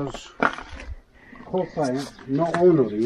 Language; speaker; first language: English; non-native, learner; Turkish